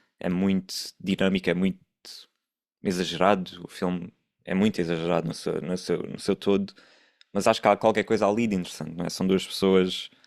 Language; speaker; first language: Portuguese; native; Portuguese